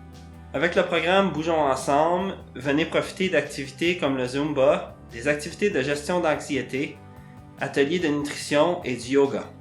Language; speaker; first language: French; native; French